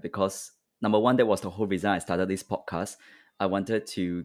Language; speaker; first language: English; native; English